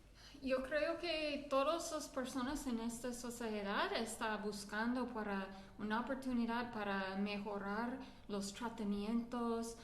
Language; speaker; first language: Spanish; non-native, learner; English